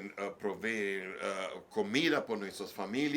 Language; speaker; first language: Spanish; non-native, learner; English